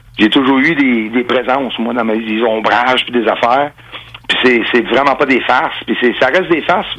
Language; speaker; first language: French; non-native, local second language; English